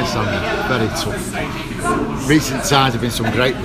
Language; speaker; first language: English; native; English